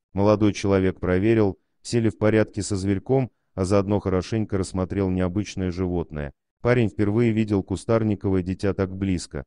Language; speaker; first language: Russian; native; Russian